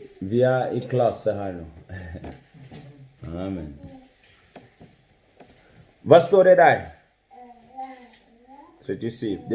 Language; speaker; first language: Norwegian; non-native, fluent; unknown